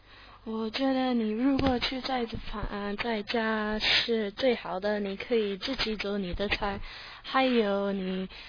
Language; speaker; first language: Chinese; non-native, learner; English